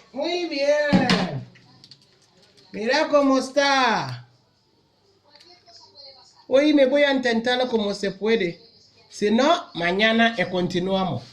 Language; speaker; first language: Spanish; non-native, learner; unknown